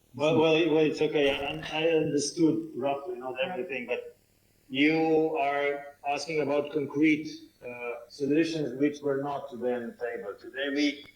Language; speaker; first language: English; non-native, fluent; Slovenian